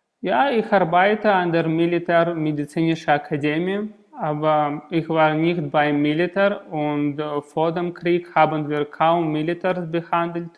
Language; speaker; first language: German; non-native, learner; Russian